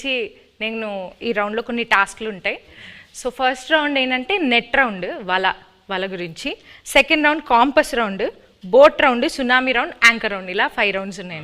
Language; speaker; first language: Telugu; native; Telugu